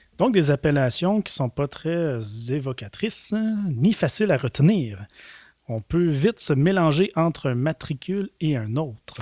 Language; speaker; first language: French; native; French